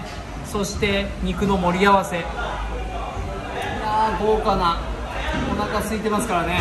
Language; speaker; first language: Japanese; native; Japanese